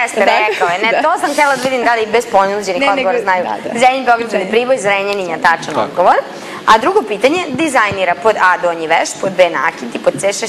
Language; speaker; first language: Croatian; native; Croatian